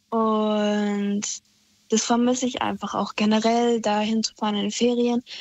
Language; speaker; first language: German; native; German